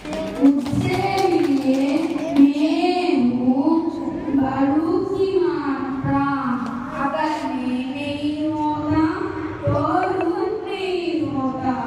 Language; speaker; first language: Hindi; native; Hindi